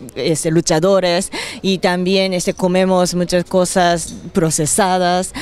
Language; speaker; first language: Spanish; non-native, fluent; Japanese